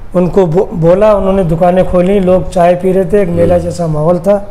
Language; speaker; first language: Hindi; native; Hindi